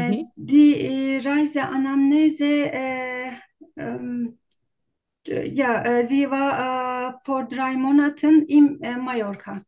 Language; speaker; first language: German; non-native, learner; Turkish